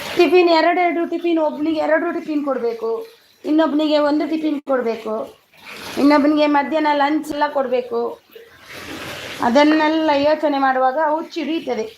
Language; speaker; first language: Kannada; non-native, local second language; Tulu